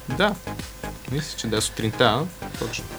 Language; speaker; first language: Bulgarian; native; Bulgarian